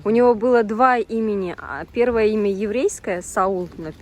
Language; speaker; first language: Russian; native; Russian